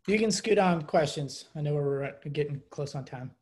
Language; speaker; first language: English; early bilingual, other home language; Greek